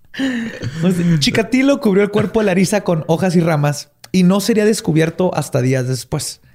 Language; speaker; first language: Spanish; native; Spanish